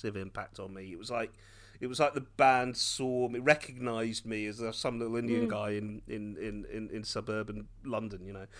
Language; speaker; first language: English; early bilingual, other home language; Hindi